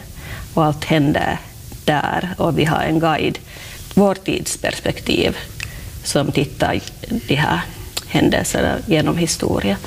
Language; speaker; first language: Swedish; non-native, local second language; Finnish